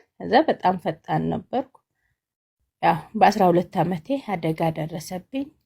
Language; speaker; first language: Amharic; non-native, local second language; Hadiyya